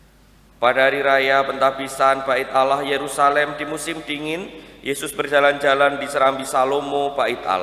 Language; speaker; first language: Indonesian; non-native, local second language; Javanese